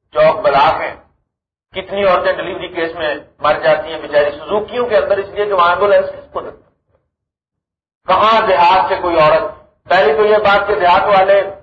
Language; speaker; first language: Urdu; non-native, local second language; Punjabi